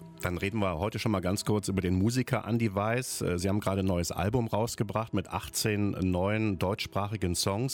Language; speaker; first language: German; native; German